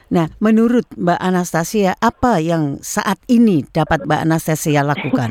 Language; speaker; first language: Indonesian; native; Indonesian